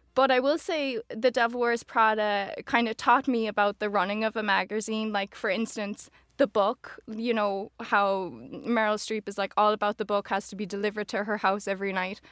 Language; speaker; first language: English; native; English